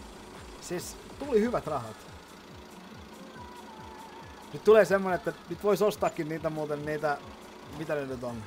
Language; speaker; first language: Finnish; native; Finnish